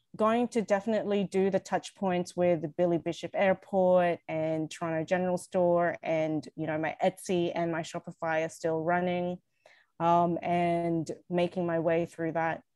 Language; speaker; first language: English; native; English